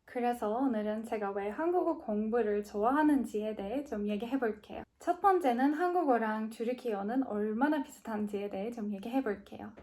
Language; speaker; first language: Korean; non-native, fluent; Turkish